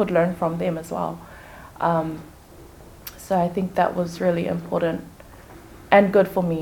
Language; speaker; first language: English; native; English